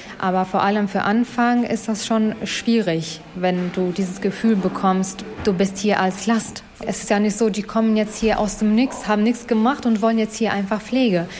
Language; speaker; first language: German; non-native, fluent; Albanian